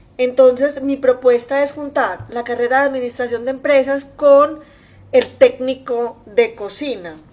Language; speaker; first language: Spanish; native; Spanish